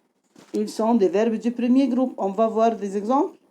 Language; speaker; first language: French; non-native, fluent; Arabic